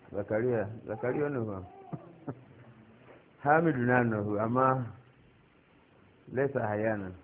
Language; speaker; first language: Arabic; non-native, fluent; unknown